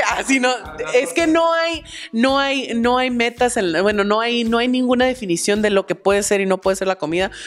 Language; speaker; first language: Spanish; early bilingual, heritage; Spanish